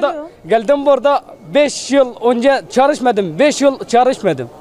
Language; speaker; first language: Turkish; non-native, learner; Arabic